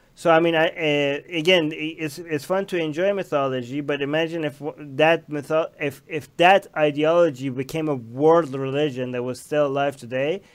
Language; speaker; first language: English; non-native, fluent; Persian